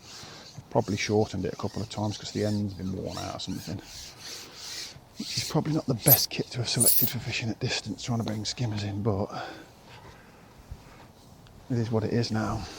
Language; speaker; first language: English; native; English